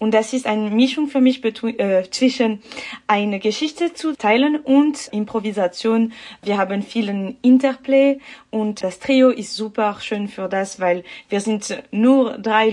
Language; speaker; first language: German; non-native, learner; French